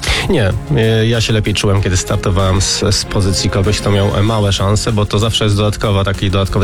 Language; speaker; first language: Polish; native; Polish